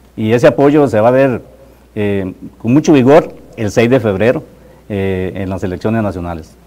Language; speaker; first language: Spanish; native; Spanish